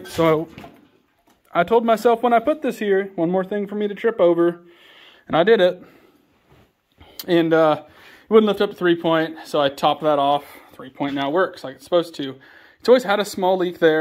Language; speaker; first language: English; native; English